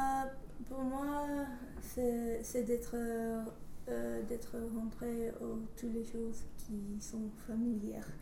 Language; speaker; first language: French; non-native, learner; English